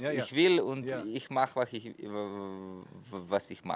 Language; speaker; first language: German; non-native, fluent; Slovenian